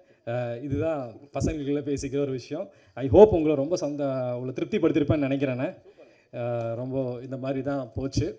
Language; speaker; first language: Tamil; native; Tamil